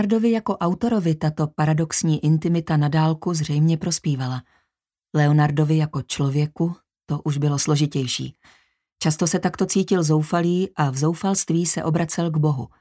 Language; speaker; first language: Czech; native; Czech